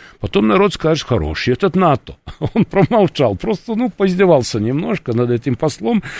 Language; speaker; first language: Russian; non-native, fluent; Serbian